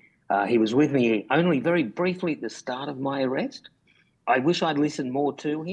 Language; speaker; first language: English; native; English